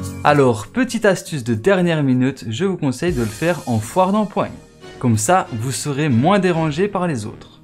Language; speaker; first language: French; native; French